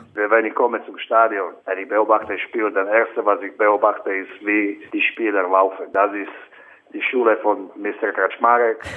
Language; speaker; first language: German; non-native, fluent; Slovak